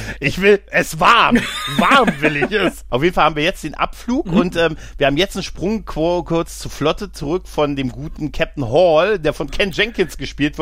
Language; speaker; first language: German; native; German